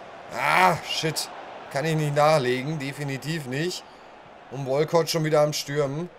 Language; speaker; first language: German; native; German